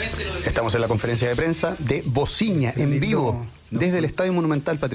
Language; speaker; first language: Spanish; native; Spanish